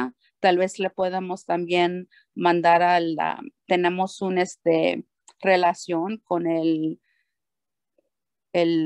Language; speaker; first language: Spanish; early bilingual, heritage; Spanish